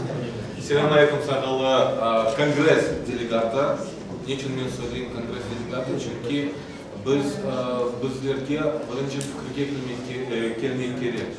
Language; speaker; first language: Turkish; non-native, learner; Tatar